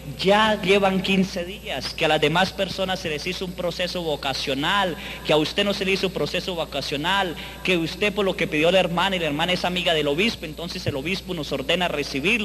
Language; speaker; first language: Spanish; native; Spanish